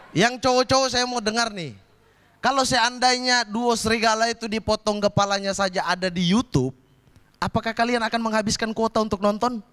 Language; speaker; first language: Indonesian; native; Indonesian